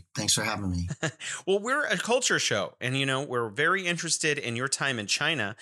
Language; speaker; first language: English; native; English